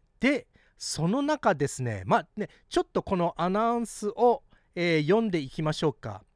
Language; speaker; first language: Japanese; early bilingual, heritage; Japanese